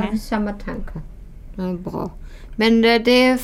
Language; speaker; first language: Swedish; non-native, fluent; German